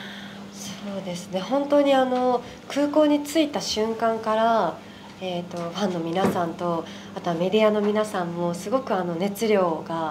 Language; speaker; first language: Japanese; native; Japanese